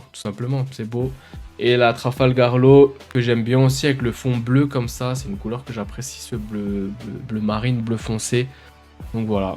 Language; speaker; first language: French; native; French